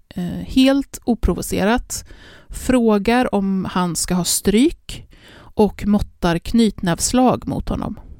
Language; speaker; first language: Swedish; native; Swedish